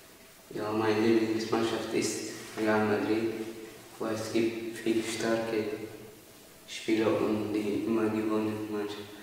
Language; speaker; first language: German; non-native, learner; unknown